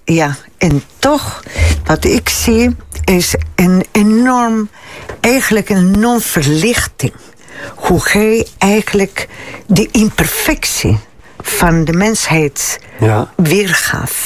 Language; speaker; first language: Dutch; non-native, fluent; Spanish